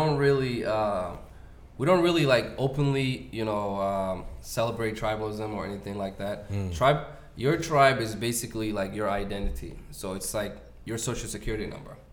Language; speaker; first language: English; native; English